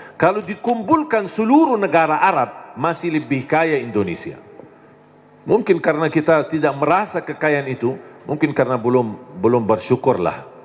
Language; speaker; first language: Indonesian; non-native, fluent; Arabic